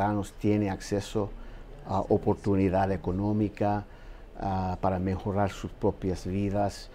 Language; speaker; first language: Spanish; non-native, fluent; English